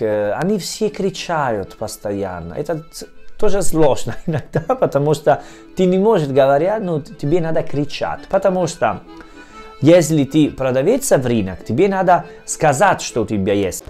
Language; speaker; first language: Russian; non-native, learner; Italian